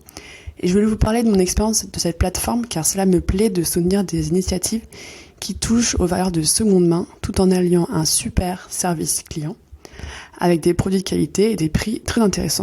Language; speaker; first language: French; native; French